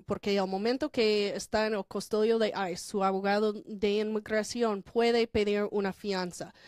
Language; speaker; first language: Spanish; non-native, fluent; English